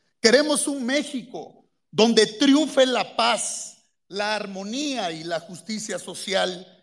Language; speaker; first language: Spanish; native; Spanish